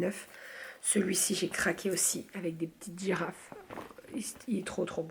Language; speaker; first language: French; native; French